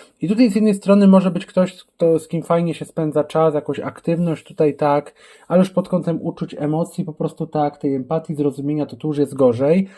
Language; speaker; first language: Polish; native; Polish